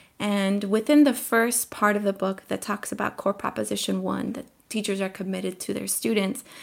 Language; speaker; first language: English; early bilingual, other home language; Spanish